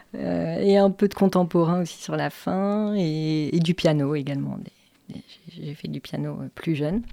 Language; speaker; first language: French; native; French